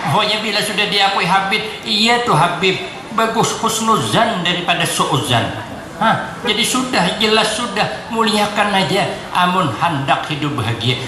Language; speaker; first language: Indonesian; non-native, local second language; Banjar